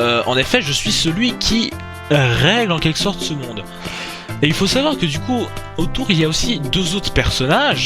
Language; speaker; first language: French; native; French